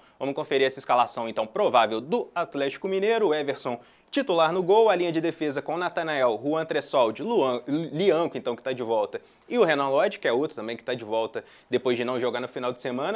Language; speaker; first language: Portuguese; native; Portuguese